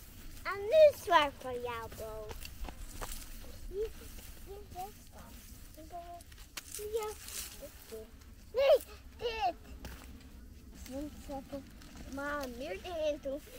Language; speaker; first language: Dutch; early bilingual, heritage; Dutch